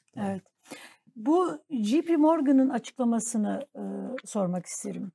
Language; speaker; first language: Turkish; native; Turkish